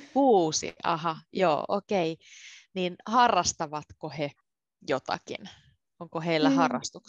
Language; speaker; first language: Finnish; native; Finnish